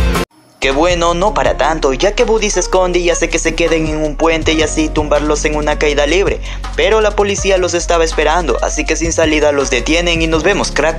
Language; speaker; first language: Spanish; native; Spanish